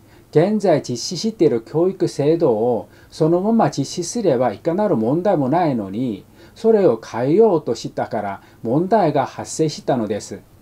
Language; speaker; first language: Japanese; non-native, fluent; Korean